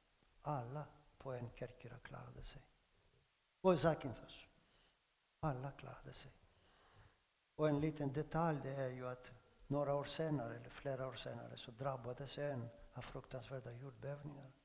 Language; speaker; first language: Swedish; non-native, fluent; Greek